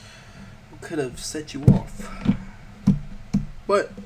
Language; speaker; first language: English; native; English